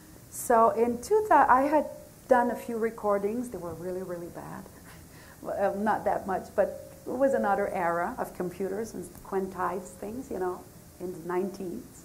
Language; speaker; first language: English; non-native, fluent; French